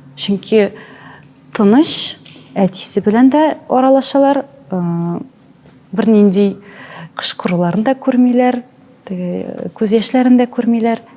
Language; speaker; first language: Tatar; native; Tatar